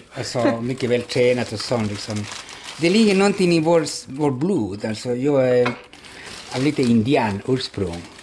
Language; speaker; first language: Swedish; non-native, fluent; Spanish